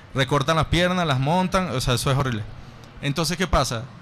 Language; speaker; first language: Spanish; native; Spanish